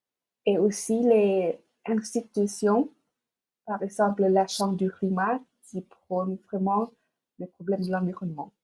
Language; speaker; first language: French; non-native, fluent; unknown